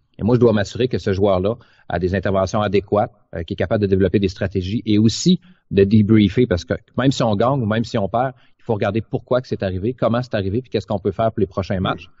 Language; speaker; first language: French; native; French